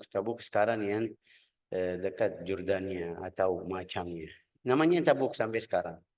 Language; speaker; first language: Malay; non-native, fluent; Arabic